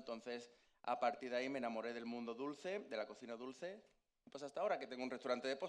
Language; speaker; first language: Spanish; native; Spanish